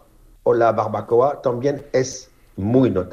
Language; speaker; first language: Spanish; non-native, fluent; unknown